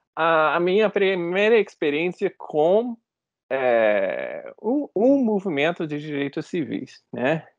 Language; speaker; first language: Portuguese; non-native, fluent; English